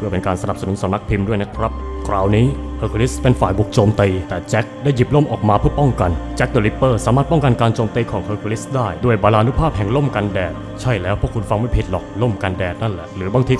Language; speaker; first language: Thai; native; Thai